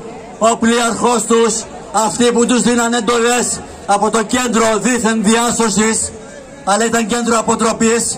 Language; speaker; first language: Greek; native; Greek